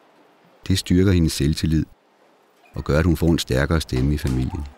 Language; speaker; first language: Danish; native; Danish